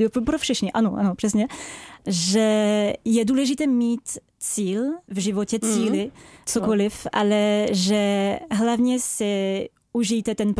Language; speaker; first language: Czech; non-native, fluent; French